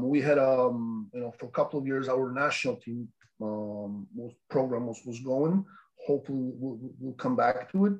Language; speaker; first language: English; non-native, fluent; Polish